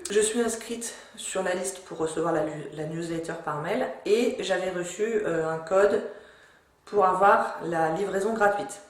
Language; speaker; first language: French; native; French